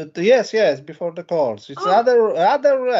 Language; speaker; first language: English; non-native, learner; Polish